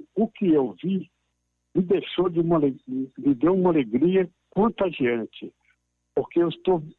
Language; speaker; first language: Portuguese; native; Portuguese